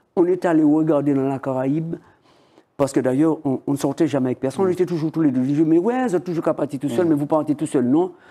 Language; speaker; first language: French; native; French